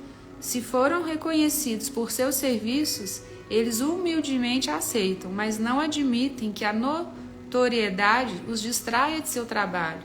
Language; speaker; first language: Portuguese; native; Portuguese